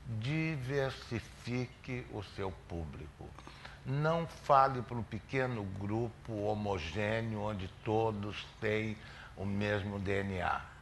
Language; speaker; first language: Portuguese; native; Portuguese